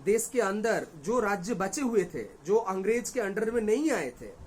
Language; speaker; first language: Hindi; non-native, local second language; Bangla